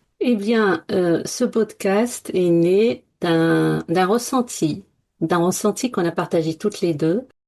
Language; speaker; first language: French; non-native, local second language; Arabic